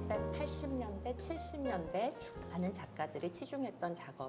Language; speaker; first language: Korean; native; Korean